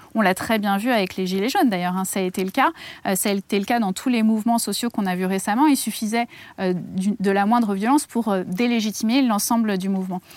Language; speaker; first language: French; native; French